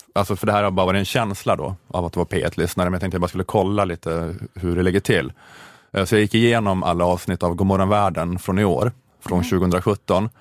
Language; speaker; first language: Swedish; native; Swedish